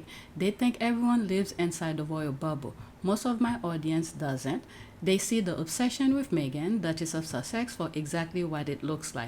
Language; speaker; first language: English; native; English